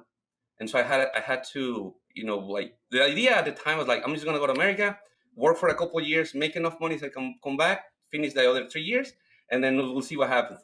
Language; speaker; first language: English; non-native, fluent; Spanish